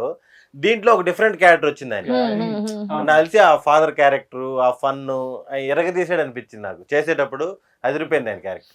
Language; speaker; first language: Telugu; native; Telugu